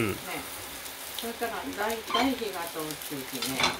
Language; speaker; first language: Japanese; native; Japanese